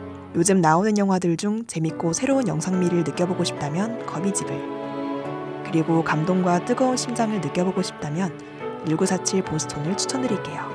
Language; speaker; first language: Korean; native; Korean